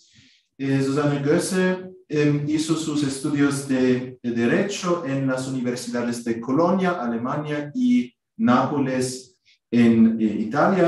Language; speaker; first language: Spanish; non-native, fluent; German